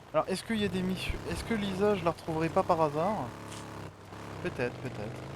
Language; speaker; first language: French; native; French